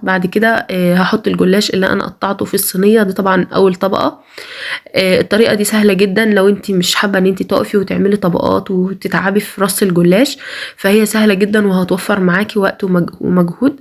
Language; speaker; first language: Arabic; native; Arabic